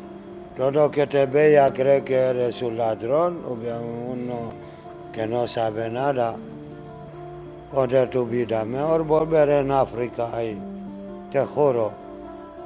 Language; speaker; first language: Spanish; non-native, learner; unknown